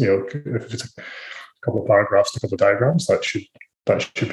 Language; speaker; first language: English; native; English